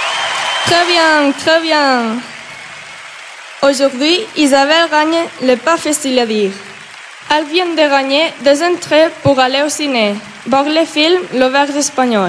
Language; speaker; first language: French; non-native, learner; Spanish